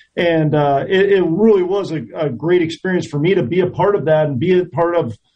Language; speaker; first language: English; native; English